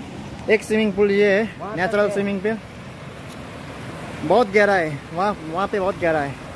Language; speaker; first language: Hindi; non-native, fluent; Nepali